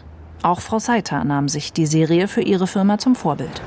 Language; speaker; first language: German; native; German